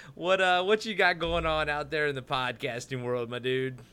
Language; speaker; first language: English; native; English